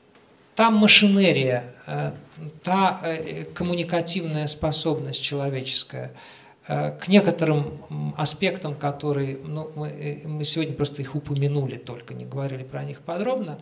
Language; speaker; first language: Russian; native; Russian